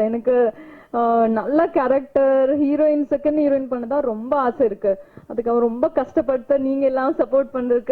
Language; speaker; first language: Tamil; non-native, learner; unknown